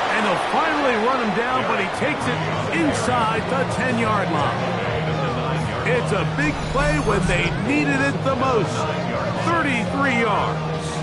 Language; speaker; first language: English; native; English